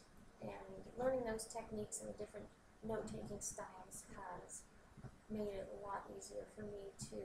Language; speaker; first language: English; native; English